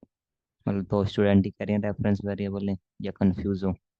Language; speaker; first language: Hindi; native; Hindi